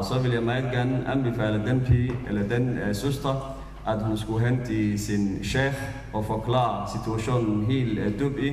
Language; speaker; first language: Danish; non-native, fluent; Somali